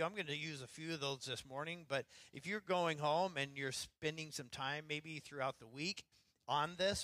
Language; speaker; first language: English; native; English